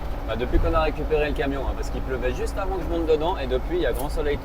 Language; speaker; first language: French; native; French